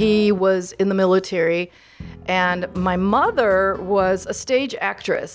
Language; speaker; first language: English; early bilingual, other home language; Macedonian